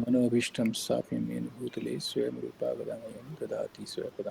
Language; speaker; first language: Hindi; native; Hindi